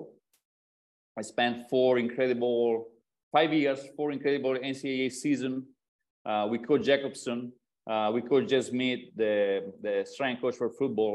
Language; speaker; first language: English; non-native, fluent; Italian